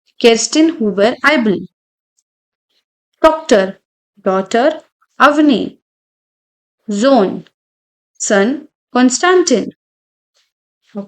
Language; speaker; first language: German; non-native, fluent; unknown